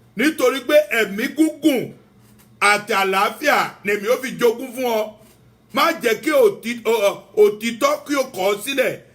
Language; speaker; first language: Yoruba; non-native, local second language; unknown